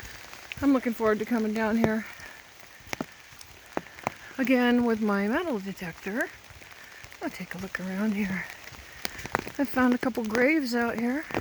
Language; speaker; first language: English; native; English